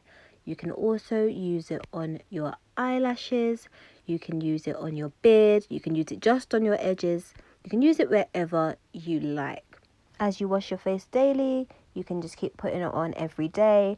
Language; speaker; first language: English; native; English